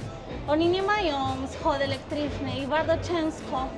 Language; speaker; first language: Polish; non-native, learner; Spanish